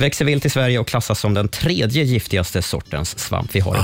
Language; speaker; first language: Swedish; native; Swedish